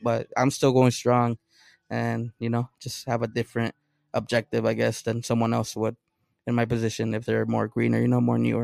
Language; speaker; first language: English; early bilingual, other home language; Spanish